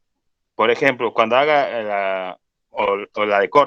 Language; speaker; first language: Spanish; native; Spanish